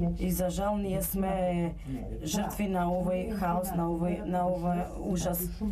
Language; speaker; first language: Macedonian; non-native, local second language; Albanian